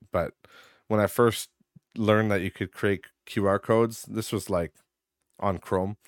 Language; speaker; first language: English; native; English